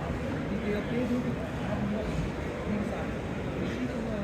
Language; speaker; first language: German; non-native, learner; Dutch